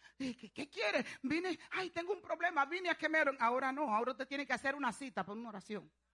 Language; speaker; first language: Spanish; native; Spanish